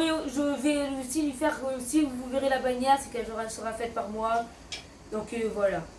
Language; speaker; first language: French; native; French